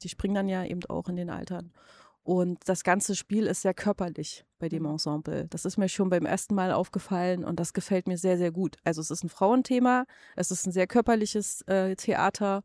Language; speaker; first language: German; native; German